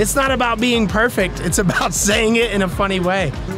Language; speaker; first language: English; native; English